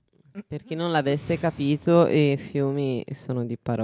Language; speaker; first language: Italian; native; Italian